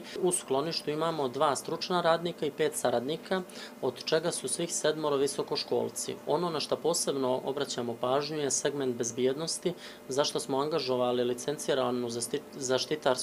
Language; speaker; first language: Serbian; native; Serbian